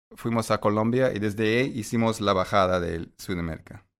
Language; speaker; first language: Spanish; non-native, fluent; English